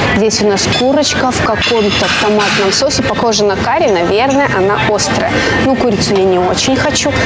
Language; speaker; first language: Russian; native; Russian